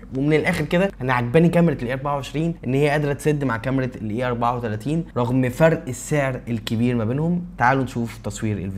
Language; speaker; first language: Arabic; native; Arabic